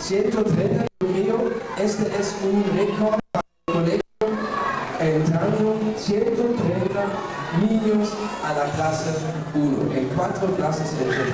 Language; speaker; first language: Spanish; non-native, fluent; German